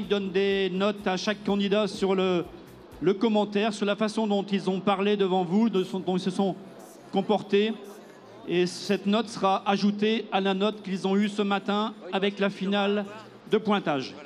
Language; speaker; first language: French; native; French